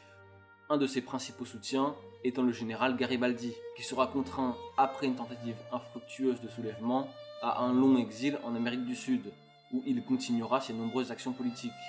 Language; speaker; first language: French; native; French